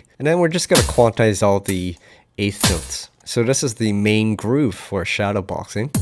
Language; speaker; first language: English; native; English